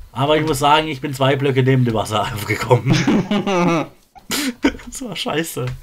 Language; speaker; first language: German; native; German